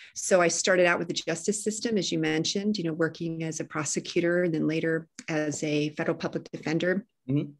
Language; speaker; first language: English; native; English